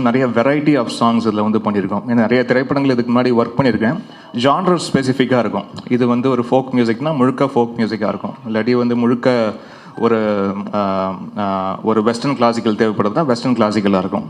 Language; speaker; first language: Tamil; native; Tamil